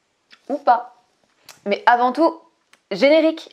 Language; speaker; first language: French; native; French